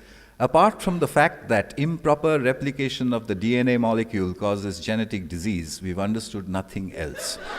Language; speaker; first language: English; non-native, local second language; Bangla